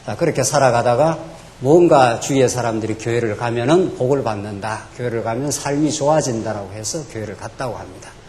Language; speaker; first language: Korean; native; Korean